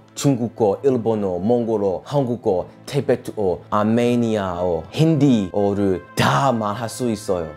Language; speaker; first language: Korean; non-native, learner; English